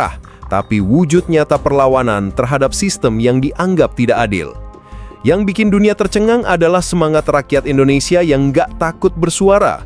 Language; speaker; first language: Indonesian; native; Indonesian